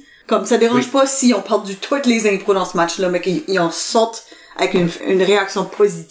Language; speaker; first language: French; native; French